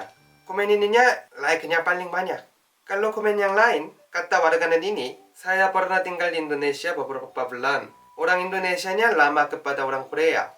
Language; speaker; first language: Indonesian; non-native, learner; Korean